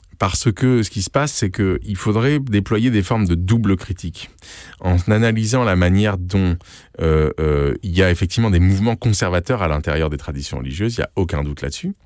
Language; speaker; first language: French; non-native, local second language; English